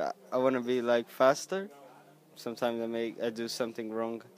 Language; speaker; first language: English; non-native, learner; Portuguese